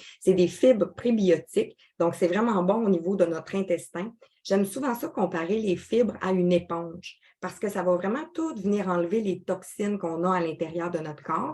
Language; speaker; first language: French; native; French